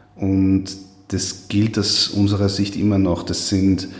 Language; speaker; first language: German; native; German